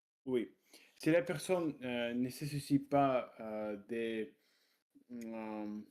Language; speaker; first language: French; non-native, learner; Russian